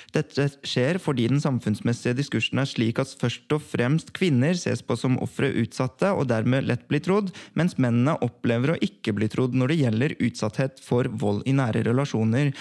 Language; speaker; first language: Norwegian; early bilingual, other home language; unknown